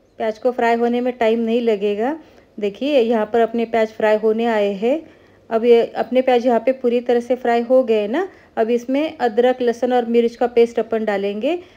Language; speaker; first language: Hindi; non-native, local second language; Marathi